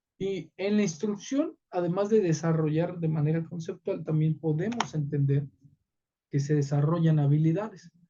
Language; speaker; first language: Spanish; native; Spanish